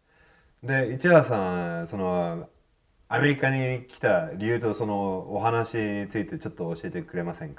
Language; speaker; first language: Japanese; non-native, fluent; English